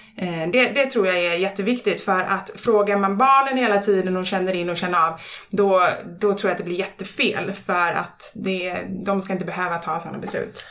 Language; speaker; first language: Swedish; native; Swedish